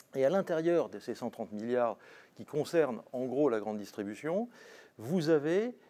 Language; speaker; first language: French; native; French